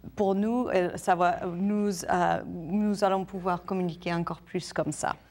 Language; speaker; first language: French; non-native, fluent; English